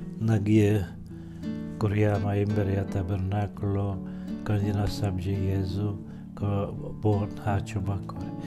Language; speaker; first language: Kinyarwanda; non-native, fluent; Polish